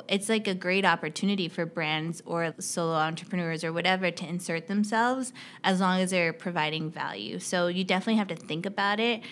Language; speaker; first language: English; native; English